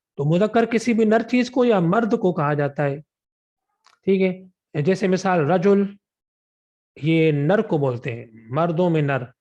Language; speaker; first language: Urdu; non-native, local second language; Sindhi